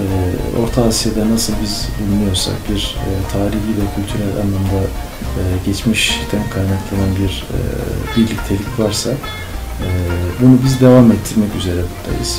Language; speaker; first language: Turkish; native; Turkish